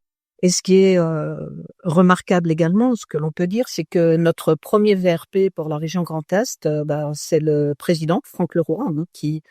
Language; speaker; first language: French; native; French